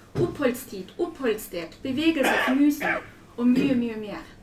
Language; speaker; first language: Norwegian; non-native, fluent; German